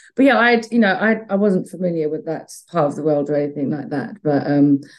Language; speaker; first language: English; native; English